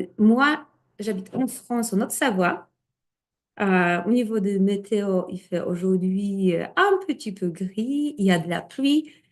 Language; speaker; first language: French; non-native, fluent; Polish